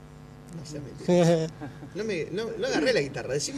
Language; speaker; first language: Spanish; native; Spanish